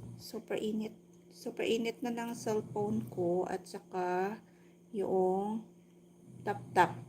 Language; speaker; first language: Filipino; non-native, local second language; Hiligaynon